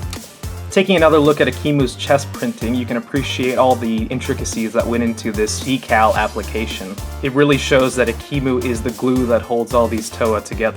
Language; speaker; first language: English; native; English